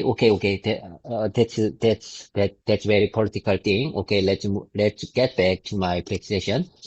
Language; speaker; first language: English; non-native, learner; Korean